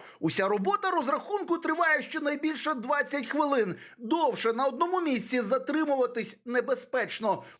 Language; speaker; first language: Ukrainian; native; Ukrainian